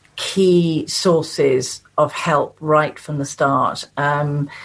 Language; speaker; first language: English; native; English